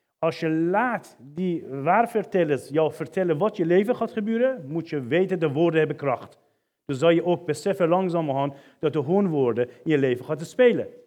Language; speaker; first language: Dutch; non-native, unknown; Persian